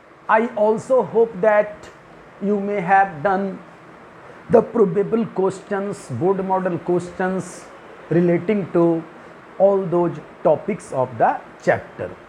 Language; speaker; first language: English; non-native, local second language; Hindi